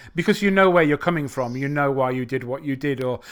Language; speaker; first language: English; native; English